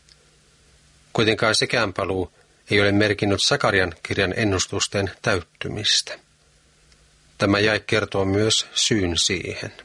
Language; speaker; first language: Finnish; native; Finnish